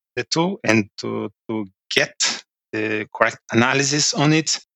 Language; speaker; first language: English; non-native, fluent; Portuguese